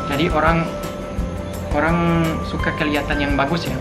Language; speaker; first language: Indonesian; non-native, fluent; French